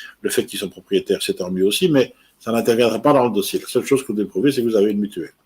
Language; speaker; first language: French; native; French